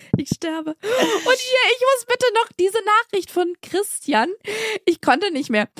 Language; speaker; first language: German; native; German